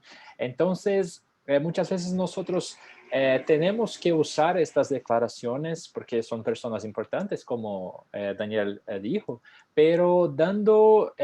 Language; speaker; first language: Spanish; non-native, fluent; Portuguese